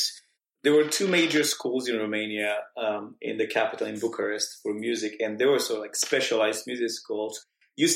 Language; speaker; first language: English; non-native, fluent; Romanian